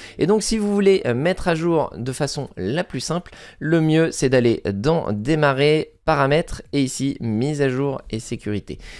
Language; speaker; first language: French; native; French